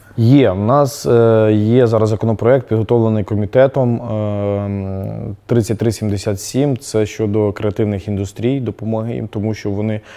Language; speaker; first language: Ukrainian; native; Ukrainian